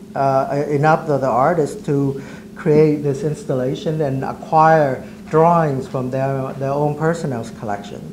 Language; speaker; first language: English; early bilingual, other home language; Vietnamese